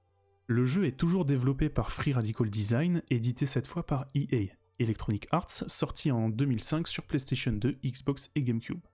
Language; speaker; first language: French; native; French